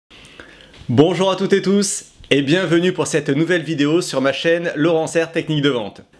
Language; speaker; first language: French; native; French